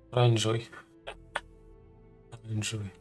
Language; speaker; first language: Russian; native; Russian